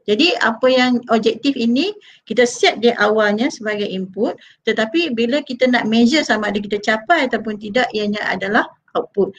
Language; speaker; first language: Malay; native; Malay